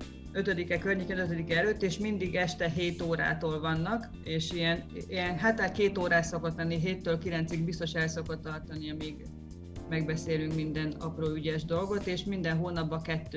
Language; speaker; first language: Hungarian; native; Hungarian